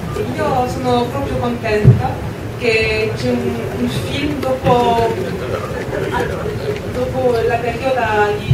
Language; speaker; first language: Italian; non-native, fluent; French